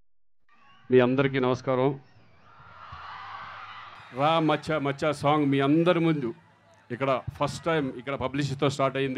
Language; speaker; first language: Telugu; native; Telugu